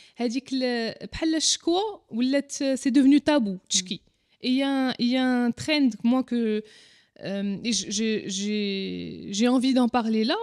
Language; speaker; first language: French; non-native, local second language; Arabic